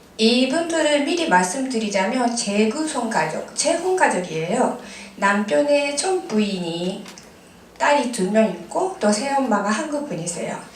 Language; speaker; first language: Korean; non-native, fluent; Japanese